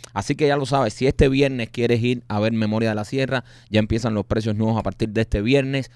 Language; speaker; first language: Spanish; native; Spanish